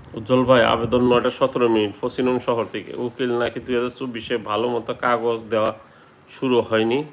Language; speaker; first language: Bangla; native; Bangla